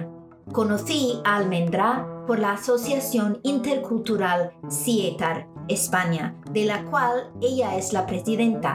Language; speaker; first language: Spanish; non-native, fluent; English